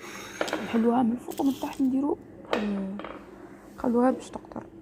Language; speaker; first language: Arabic; native; Arabic